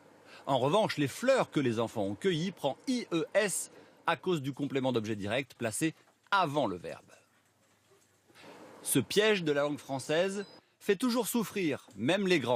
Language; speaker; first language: French; native; French